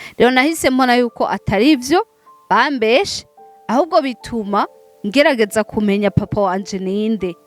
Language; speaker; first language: Rundi; non-native, local second language; Swahili